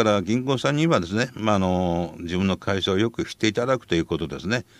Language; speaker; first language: Japanese; native; Japanese